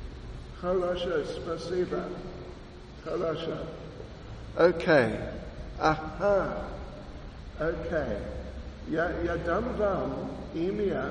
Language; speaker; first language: Russian; non-native, learner; English